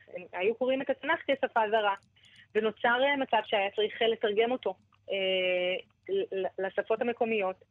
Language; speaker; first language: Hebrew; native; Hebrew